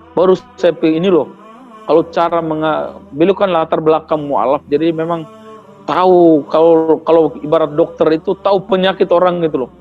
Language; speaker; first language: Indonesian; non-native, local second language; Tetum